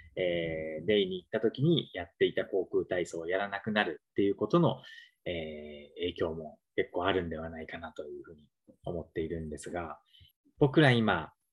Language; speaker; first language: Japanese; native; Japanese